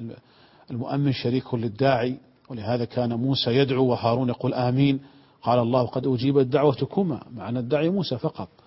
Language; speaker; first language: Arabic; native; Arabic